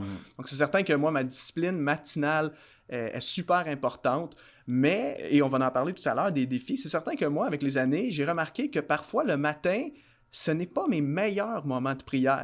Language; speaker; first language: French; native; French